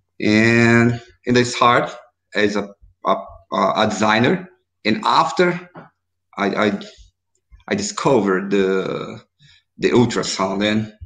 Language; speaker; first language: English; non-native, learner; Portuguese